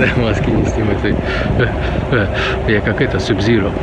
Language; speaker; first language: Russian; native; Russian